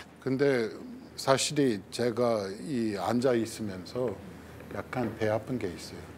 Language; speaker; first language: Korean; non-native, fluent; English